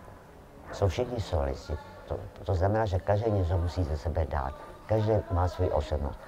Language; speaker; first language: Czech; non-native, fluent; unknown